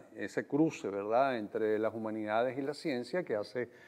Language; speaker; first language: Spanish; native; Spanish